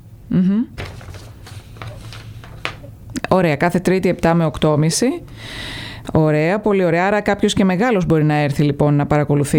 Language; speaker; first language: Greek; native; Greek